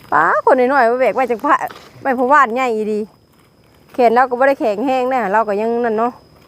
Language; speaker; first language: Thai; native; Thai